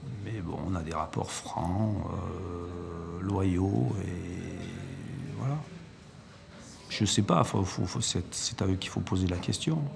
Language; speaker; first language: French; native; French